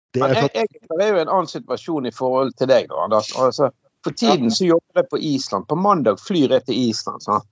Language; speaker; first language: Norwegian; native; Norwegian